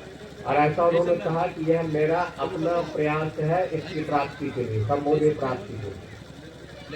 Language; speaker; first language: Hindi; native; Hindi